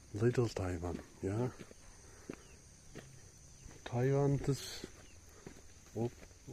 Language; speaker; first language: English; non-native, learner; Turkish